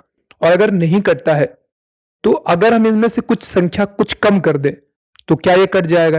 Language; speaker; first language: Hindi; native; Hindi